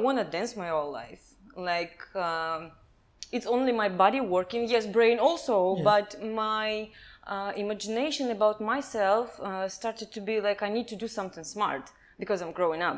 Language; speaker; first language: English; non-native, learner; Kazakh